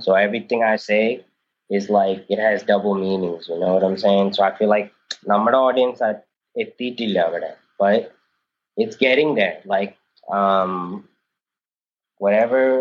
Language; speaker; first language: English; early bilingual, other home language; Malayalam